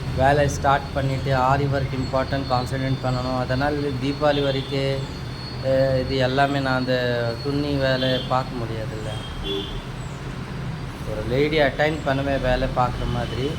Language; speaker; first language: Tamil; non-native, local second language; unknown